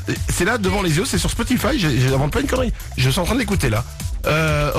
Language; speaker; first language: French; native; French